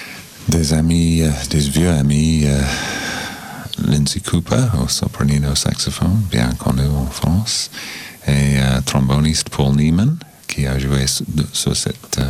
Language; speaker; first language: French; non-native, fluent; English